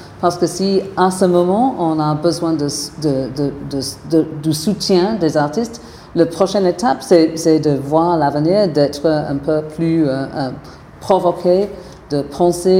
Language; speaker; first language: French; non-native, fluent; English